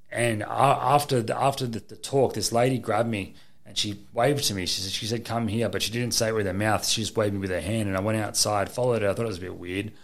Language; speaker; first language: English; native; English